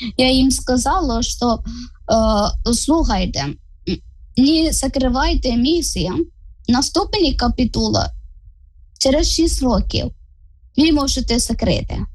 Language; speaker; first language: Ukrainian; non-native, fluent; Malayalam